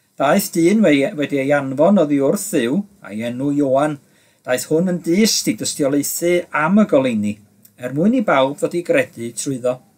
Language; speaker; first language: Welsh; native; Welsh